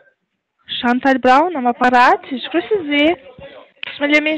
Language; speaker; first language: German; non-native, learner; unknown